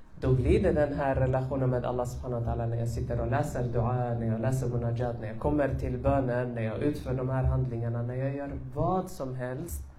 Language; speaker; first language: Swedish; early bilingual, other home language; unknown